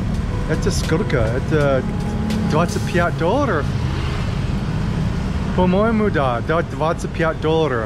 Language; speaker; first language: Russian; non-native, learner; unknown